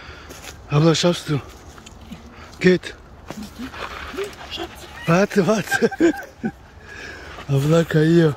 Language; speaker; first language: German; early bilingual, other home language; Turkish